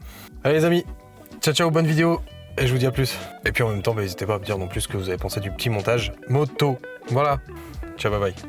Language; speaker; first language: French; native; French